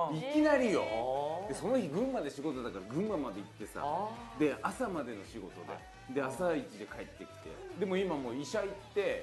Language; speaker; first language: Japanese; native; Japanese